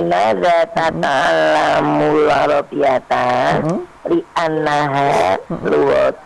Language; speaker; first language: Arabic; non-native, learner; Indonesian